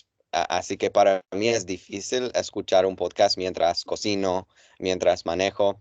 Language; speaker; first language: Spanish; non-native, fluent; English